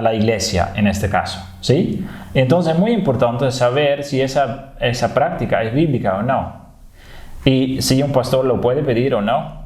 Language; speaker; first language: Spanish; non-native, fluent; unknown